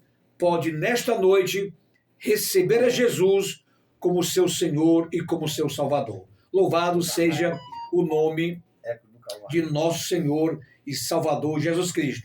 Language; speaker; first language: Portuguese; native; Portuguese